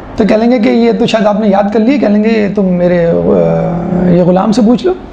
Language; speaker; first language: Urdu; native; Urdu